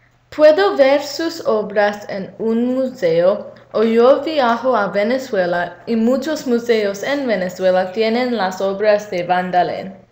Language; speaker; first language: Spanish; non-native, learner; English